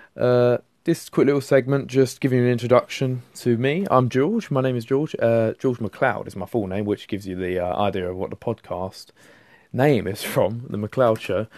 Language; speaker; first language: English; native; English